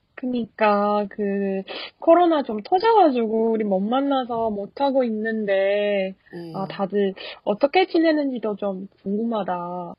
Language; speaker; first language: Korean; non-native, fluent; Chinese